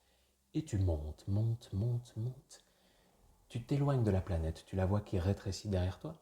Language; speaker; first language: French; native; French